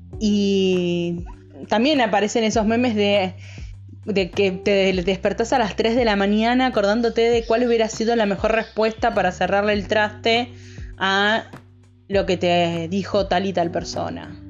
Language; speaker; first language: Spanish; native; Spanish